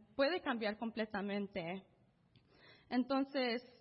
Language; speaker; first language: Spanish; early bilingual, heritage; Spanish